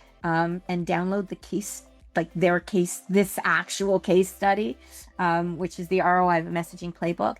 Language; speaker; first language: English; native; English